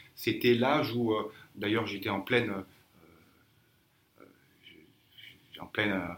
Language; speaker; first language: French; native; French